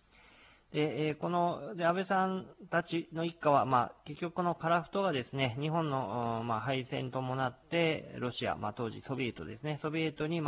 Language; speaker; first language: Japanese; native; Japanese